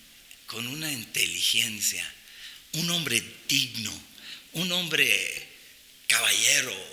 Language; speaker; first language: Spanish; non-native, fluent; English